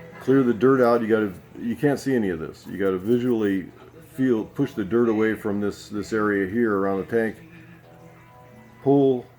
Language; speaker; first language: English; native; English